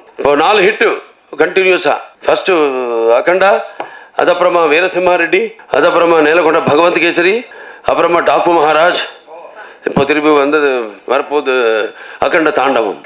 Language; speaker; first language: Tamil; non-native, local second language; Telugu